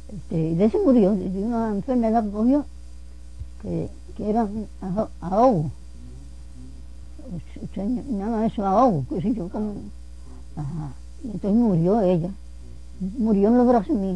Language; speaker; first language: Spanish; native; Spanish